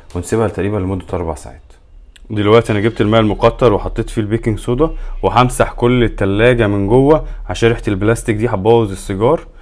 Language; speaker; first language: Arabic; native; Arabic